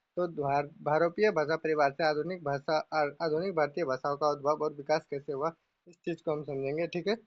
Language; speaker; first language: Hindi; native; Hindi